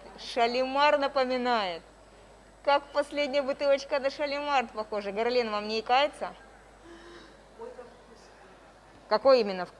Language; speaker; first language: Russian; native; Russian